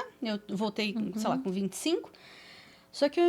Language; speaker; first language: Portuguese; native; Portuguese